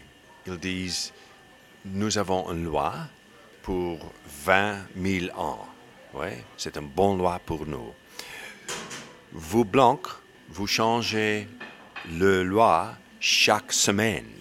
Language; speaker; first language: French; non-native, learner; English